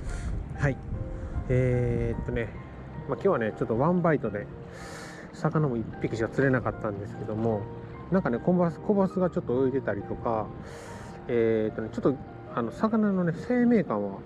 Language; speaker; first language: Japanese; native; Japanese